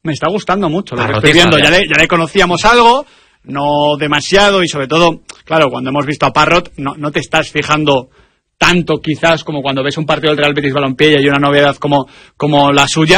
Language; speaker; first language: Spanish; native; Spanish